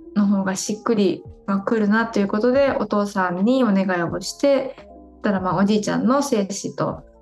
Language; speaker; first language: Japanese; native; Japanese